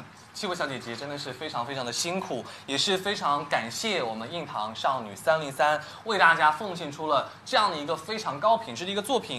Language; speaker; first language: Chinese; native; Chinese